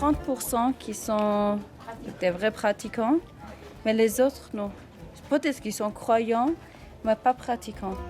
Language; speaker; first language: French; non-native, fluent; Persian